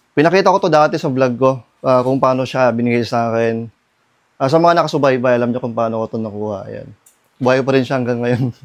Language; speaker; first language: Filipino; non-native, local second language; Iloko